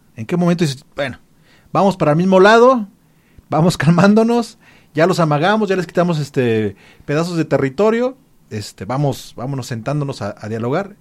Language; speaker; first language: Spanish; native; Spanish